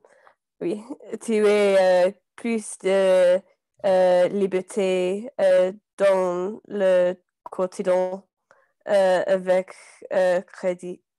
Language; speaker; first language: French; non-native, learner; English